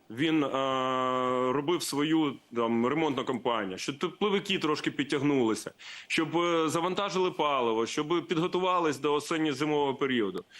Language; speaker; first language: Ukrainian; native; Ukrainian